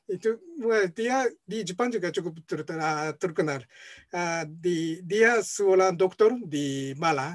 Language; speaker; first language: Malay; non-native, fluent; Japanese